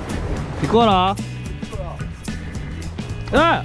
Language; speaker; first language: Japanese; native; Japanese